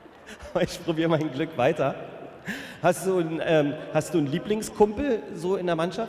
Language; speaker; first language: German; native; German